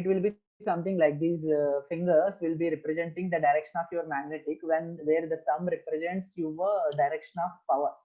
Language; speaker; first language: English; non-native, local second language; Telugu